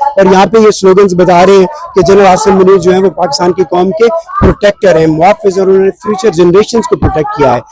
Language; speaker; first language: Urdu; native; Urdu